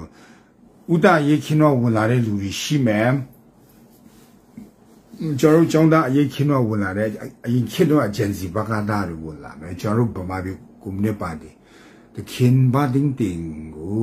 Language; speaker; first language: Burmese; non-native, local second language; Kachin